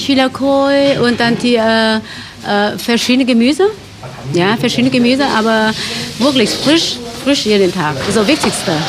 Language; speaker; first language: German; non-native, local second language; Vietnamese